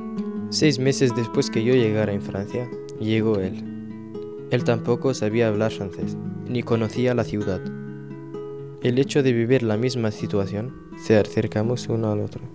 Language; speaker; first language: Spanish; non-native, local second language; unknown